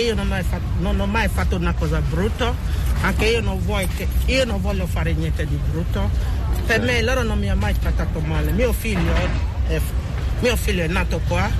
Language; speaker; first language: Italian; non-native, learner; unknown